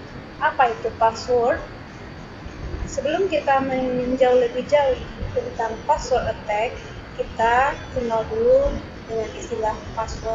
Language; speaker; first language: Indonesian; native; Indonesian